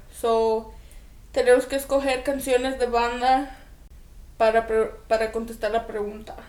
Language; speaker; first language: Spanish; early bilingual, other home language; English